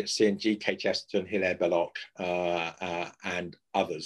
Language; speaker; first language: English; native; English